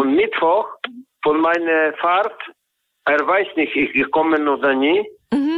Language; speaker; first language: German; non-native, learner; Polish